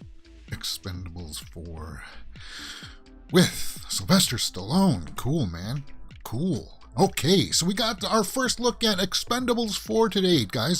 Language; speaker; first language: English; native; English